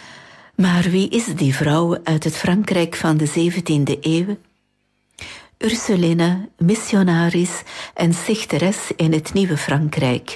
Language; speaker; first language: Dutch; native; Dutch